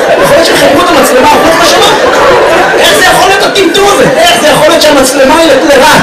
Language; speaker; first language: Hebrew; native; Hebrew